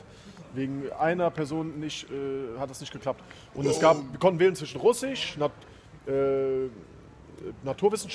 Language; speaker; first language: German; native; German